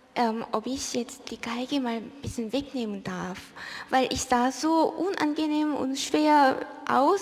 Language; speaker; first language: German; early bilingual, other home language; Korean